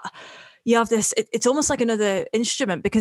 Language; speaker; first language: English; native; English